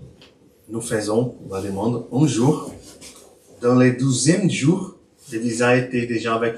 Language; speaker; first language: French; non-native, learner; Portuguese